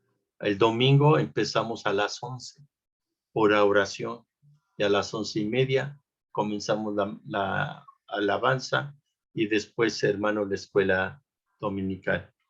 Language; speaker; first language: Spanish; native; Spanish